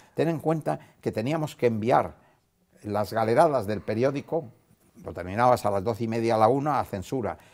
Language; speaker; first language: Spanish; native; Spanish